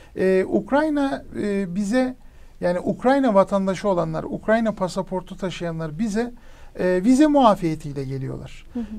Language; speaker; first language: Turkish; native; Turkish